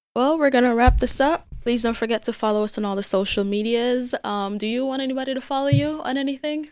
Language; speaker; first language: English; native; English